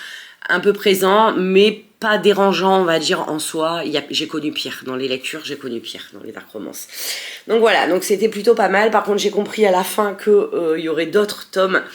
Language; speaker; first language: French; native; French